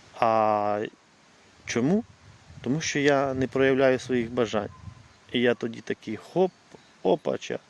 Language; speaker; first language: Ukrainian; non-native, local second language; Russian